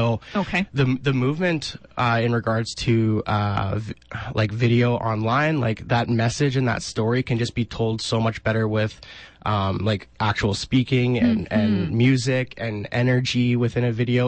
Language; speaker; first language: English; native; English